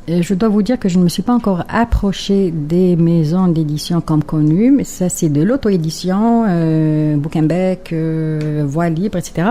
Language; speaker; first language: French; non-native, local second language; Arabic